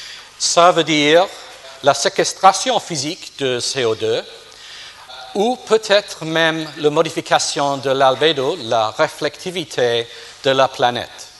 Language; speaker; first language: French; non-native, fluent; English